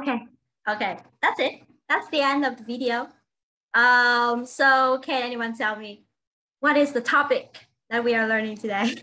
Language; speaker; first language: English; non-native, fluent; Vietnamese